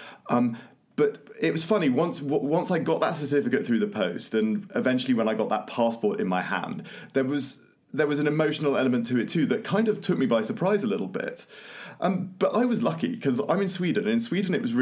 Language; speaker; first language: English; native; English